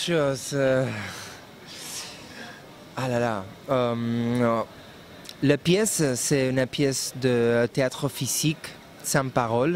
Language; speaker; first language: French; non-native, learner; Spanish